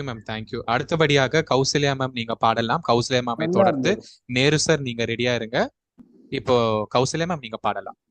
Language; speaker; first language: Tamil; native; Tamil